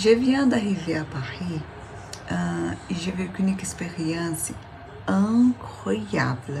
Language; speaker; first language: French; non-native, learner; Portuguese